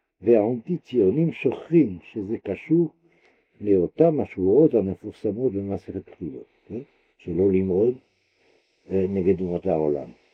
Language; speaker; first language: Hebrew; non-native, fluent; French